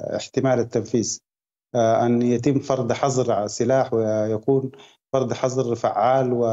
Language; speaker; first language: Arabic; native; Arabic